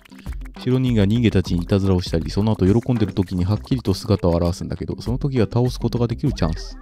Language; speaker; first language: Japanese; native; Japanese